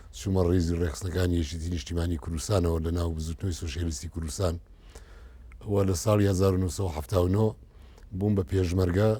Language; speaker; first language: Central Kurdish; native; Central Kurdish